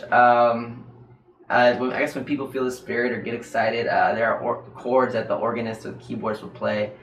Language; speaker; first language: English; native; English